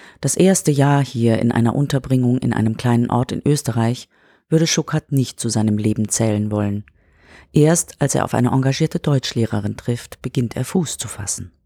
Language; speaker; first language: German; native; German